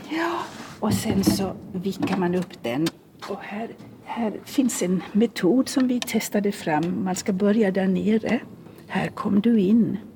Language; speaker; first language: Swedish; early bilingual, heritage; Swedish